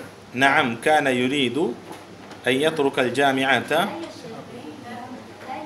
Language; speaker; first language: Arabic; non-native, fluent; Urdu